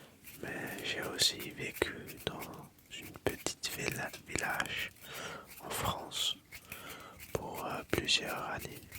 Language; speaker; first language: French; early bilingual, other home language; Dutch